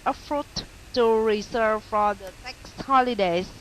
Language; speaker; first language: English; non-native, learner; Vietnamese